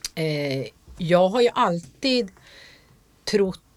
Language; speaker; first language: Swedish; native; Swedish